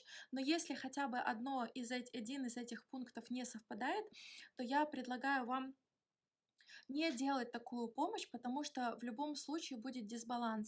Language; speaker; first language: Russian; native; Russian